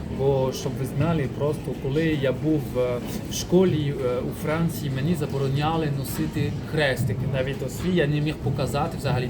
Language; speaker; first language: Ukrainian; non-native, fluent; French